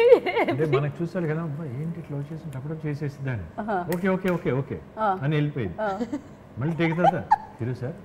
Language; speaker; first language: Telugu; native; Telugu